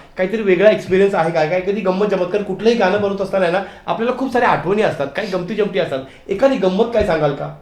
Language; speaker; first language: Marathi; native; Marathi